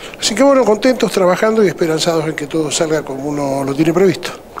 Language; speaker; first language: Spanish; native; Spanish